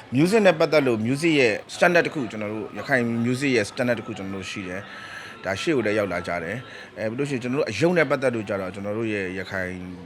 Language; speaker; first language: Burmese; non-native, local second language; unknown